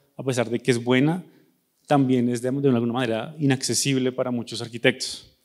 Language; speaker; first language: Spanish; native; Spanish